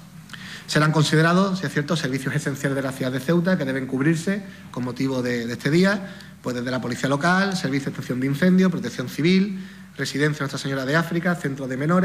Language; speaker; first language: Spanish; native; Spanish